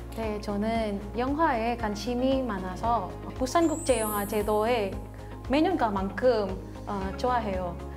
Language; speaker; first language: Korean; non-native, fluent; Indonesian